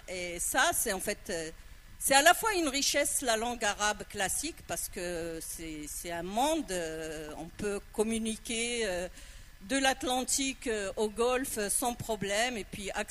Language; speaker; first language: French; non-native, local second language; Arabic